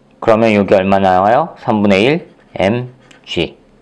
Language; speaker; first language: Korean; native; Korean